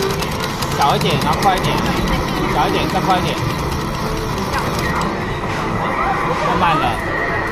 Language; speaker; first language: Chinese; native; Chinese